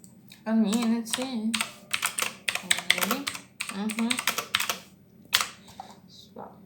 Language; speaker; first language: English; non-native, learner; Portuguese